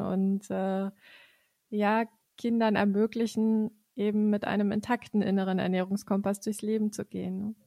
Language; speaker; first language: German; native; German